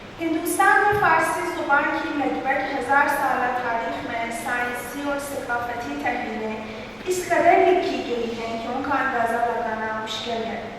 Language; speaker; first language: Urdu; non-native, fluent; Persian